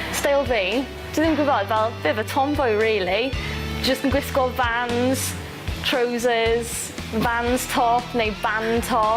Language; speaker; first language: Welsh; non-native, local second language; English